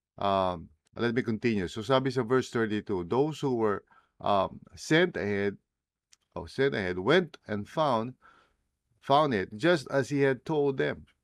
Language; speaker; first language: English; non-native, local second language; Filipino